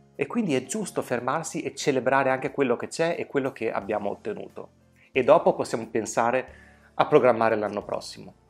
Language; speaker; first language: Italian; native; Italian